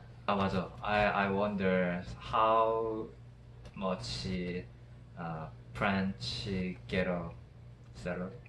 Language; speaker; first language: English; non-native, learner; Korean